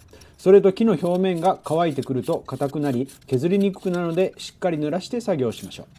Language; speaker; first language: Japanese; native; Japanese